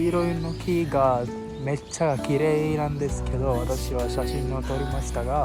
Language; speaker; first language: Japanese; non-native, learner; Sinhala